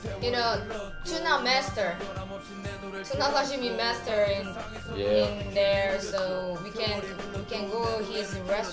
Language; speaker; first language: English; non-native, learner; Korean